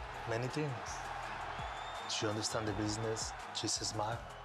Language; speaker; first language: English; non-native, learner; Spanish